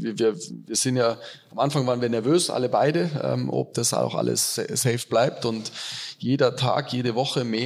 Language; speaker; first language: German; native; German